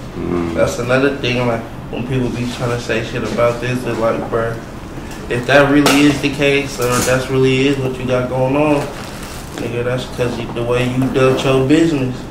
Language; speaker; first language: English; native; English